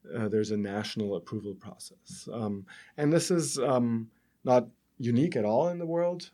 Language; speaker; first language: English; non-native, fluent; German